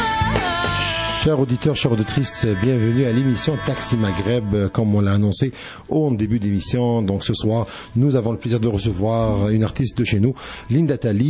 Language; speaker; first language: French; non-native, local second language; Arabic